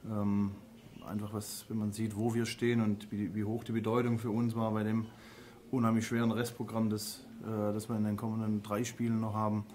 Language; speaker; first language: German; native; German